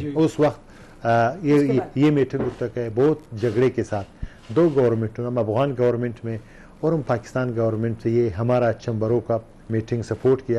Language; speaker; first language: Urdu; non-native, learner; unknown